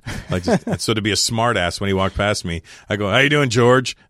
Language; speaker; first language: English; native; English